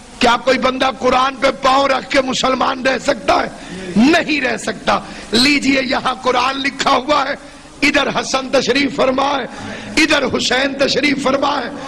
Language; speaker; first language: Urdu; non-native, local second language; Saraiki